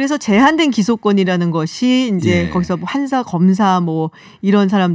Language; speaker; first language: Korean; native; Korean